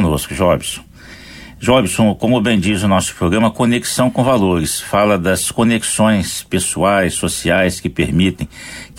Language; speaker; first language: Portuguese; native; Portuguese